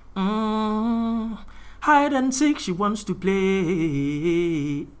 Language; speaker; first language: English; non-native, local second language; Akan